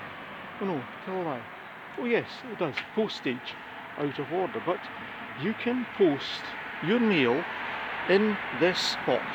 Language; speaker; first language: English; native; English